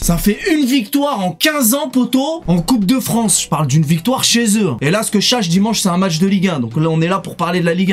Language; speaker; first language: French; native; French